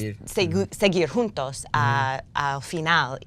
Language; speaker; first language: Spanish; non-native, learner; English